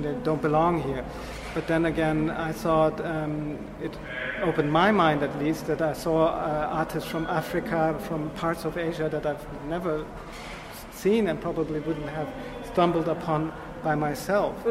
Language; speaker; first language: English; non-native, fluent; German